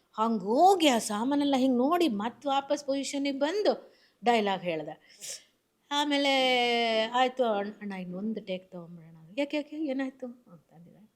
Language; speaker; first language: Kannada; native; Kannada